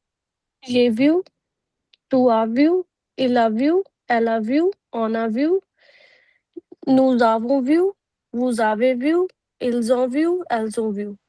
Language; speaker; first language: French; non-native, learner; Punjabi